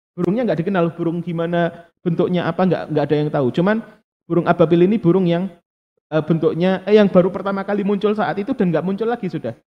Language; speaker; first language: Indonesian; non-native, local second language; Javanese